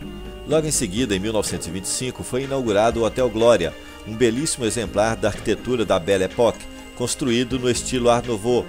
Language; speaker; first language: Portuguese; native; Portuguese